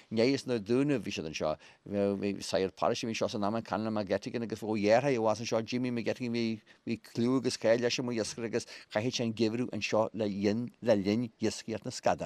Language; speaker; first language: Irish; native; Irish